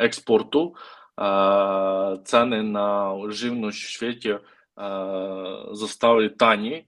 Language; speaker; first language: Polish; non-native, learner; Ukrainian